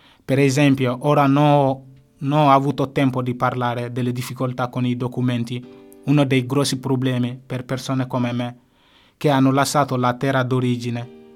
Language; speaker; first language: Italian; non-native, fluent; Bambara